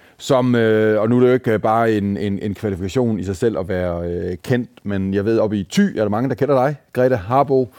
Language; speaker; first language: Danish; native; Danish